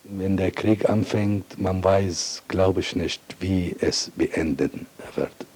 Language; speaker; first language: German; non-native, fluent; Arabic